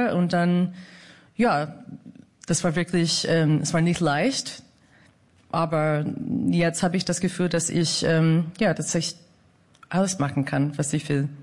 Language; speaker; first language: German; non-native, fluent; English